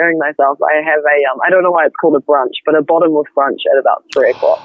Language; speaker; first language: English; native; English